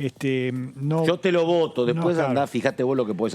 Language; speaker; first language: Spanish; native; Spanish